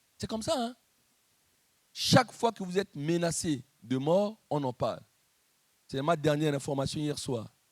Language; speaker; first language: French; non-native, local second language; Lingala